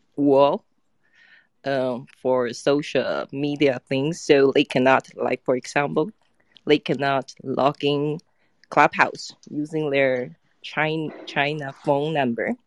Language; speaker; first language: English; non-native, fluent; Chinese